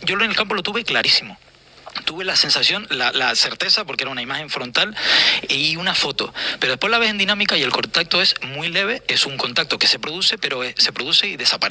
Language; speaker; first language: Spanish; native; Spanish